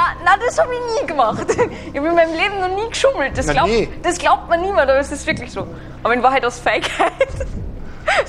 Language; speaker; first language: German; native; German